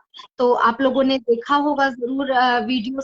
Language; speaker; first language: Hindi; native; Hindi